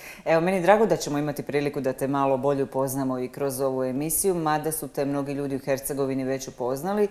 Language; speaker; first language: Serbian; native; Serbian